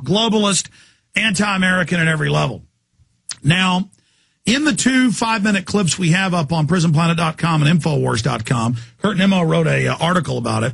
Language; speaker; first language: English; native; English